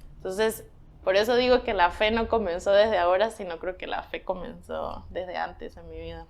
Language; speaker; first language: Spanish; native; Spanish